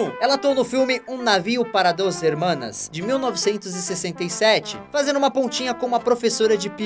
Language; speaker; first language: Portuguese; native; Portuguese